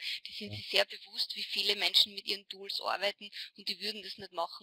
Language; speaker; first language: German; native; German